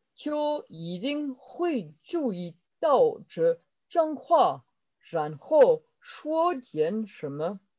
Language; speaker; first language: Chinese; non-native, learner; French